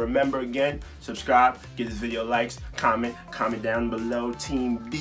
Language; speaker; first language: English; native; English